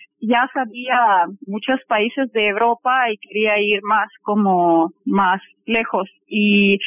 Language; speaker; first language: Spanish; non-native, fluent; Russian